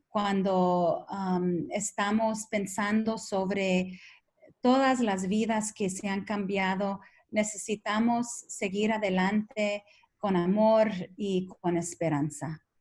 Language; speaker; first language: Spanish; early bilingual, heritage; Spanish